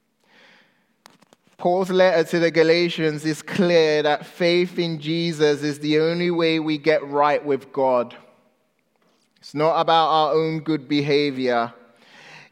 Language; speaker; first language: English; non-native, local second language; Akan